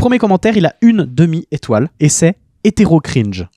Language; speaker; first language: French; native; French